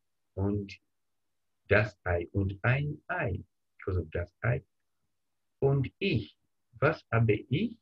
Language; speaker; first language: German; non-native, fluent; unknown